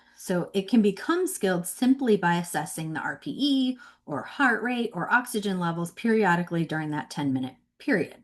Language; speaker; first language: English; native; English